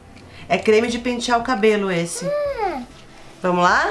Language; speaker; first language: Portuguese; native; Portuguese